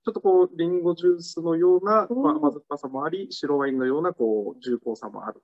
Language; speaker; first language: Japanese; native; Japanese